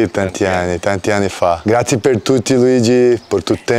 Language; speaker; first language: Italian; non-native, learner; Portuguese